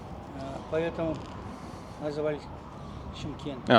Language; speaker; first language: Russian; non-native, local second language; Kazakh